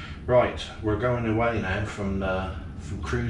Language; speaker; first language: English; native; English